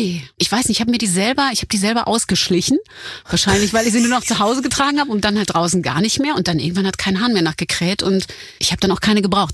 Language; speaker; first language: German; native; German